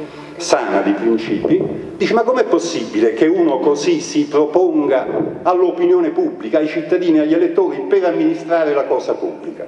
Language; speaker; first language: Italian; native; Italian